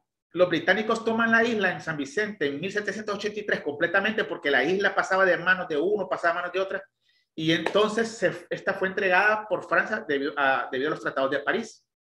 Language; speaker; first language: Spanish; native; Spanish